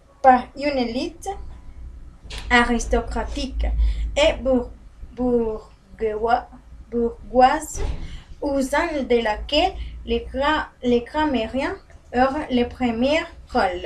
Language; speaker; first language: French; non-native, learner; Spanish